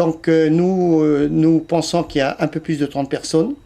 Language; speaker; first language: French; early bilingual, other home language; Vietnamese